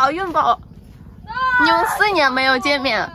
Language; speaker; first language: Chinese; non-native, fluent; Ukrainian